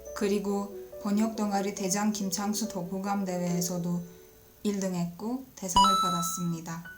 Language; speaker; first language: Korean; non-native, learner; Turkish